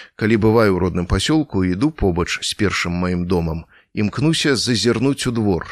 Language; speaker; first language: Belarusian; native; Belarusian